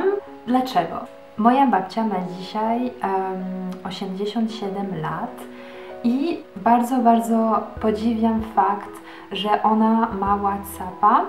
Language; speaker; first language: Polish; early bilingual, heritage; Polish